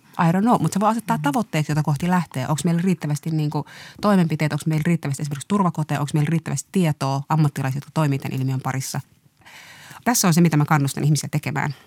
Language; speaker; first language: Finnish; early bilingual, other home language; Somali